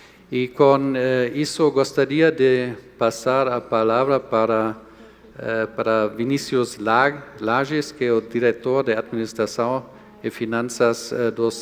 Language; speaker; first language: Portuguese; non-native, fluent; German